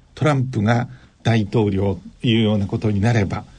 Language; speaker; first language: Japanese; native; Japanese